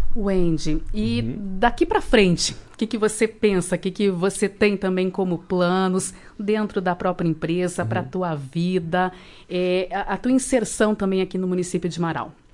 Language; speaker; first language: Portuguese; native; Portuguese